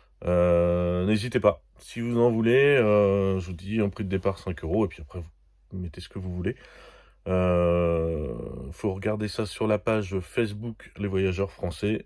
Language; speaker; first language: French; native; French